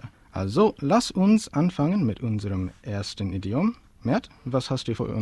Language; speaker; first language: German; non-native, learner; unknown